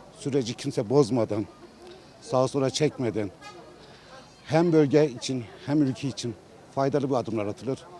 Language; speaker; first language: Turkish; non-native, local second language; Kurdish